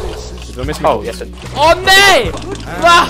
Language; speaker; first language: Swedish; native; Swedish